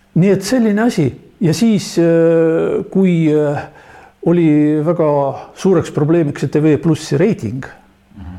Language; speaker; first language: Estonian; non-native, local second language; Russian